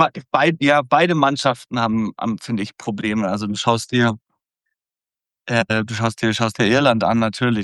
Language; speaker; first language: German; native; German